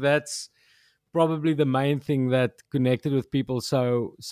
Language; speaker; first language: English; non-native, local second language; Afrikaans